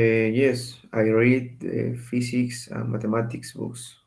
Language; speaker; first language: English; non-native, learner; Spanish